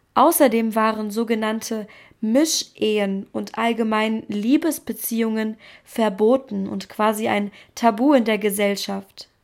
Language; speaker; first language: German; native; German